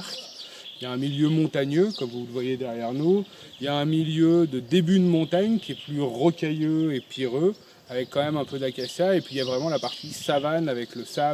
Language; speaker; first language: French; native; French